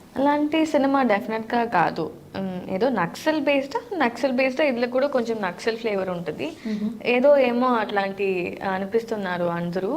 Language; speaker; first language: Telugu; non-native, learner; Tamil